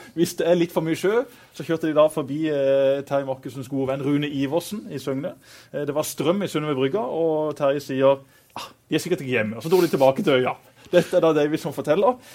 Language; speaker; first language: Norwegian; native; Norwegian